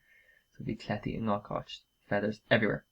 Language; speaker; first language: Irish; non-native, local second language; English